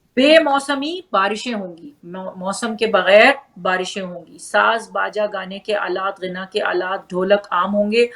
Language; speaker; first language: Urdu; native; Urdu